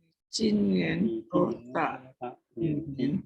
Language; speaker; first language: Chinese; non-native, learner; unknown